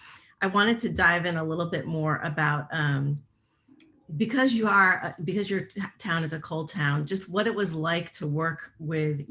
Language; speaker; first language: English; native; English